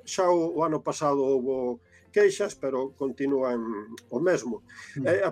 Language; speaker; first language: Galician; native; Galician